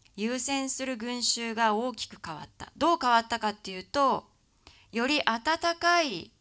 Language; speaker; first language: Japanese; native; Japanese